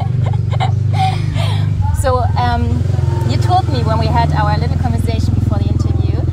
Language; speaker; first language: English; non-native, fluent; German